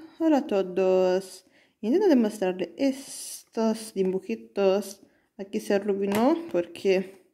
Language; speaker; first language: Spanish; non-native, learner; Italian